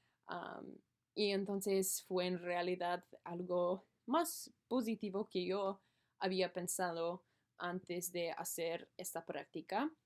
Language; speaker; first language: Spanish; non-native, learner; English